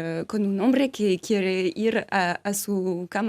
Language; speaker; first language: Spanish; non-native, fluent; French